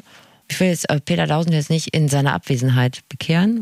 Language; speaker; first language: German; native; German